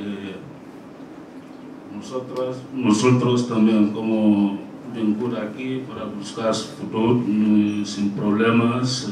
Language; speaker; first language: Spanish; non-native, learner; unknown